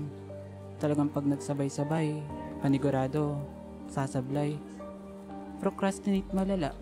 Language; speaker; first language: Filipino; native; Filipino